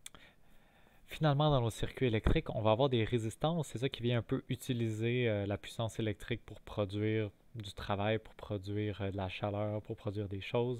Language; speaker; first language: French; native; French